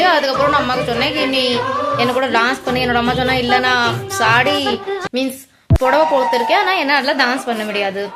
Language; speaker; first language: Tamil; early bilingual, heritage; Tamil